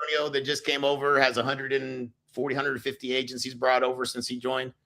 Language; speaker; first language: English; native; English